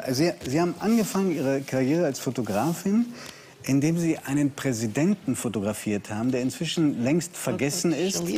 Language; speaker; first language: German; native; German